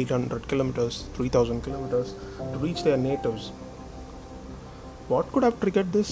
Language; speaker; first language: English; non-native, local second language; Tamil